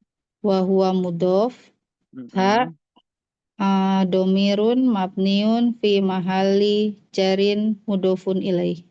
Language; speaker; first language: Arabic; non-native, learner; Indonesian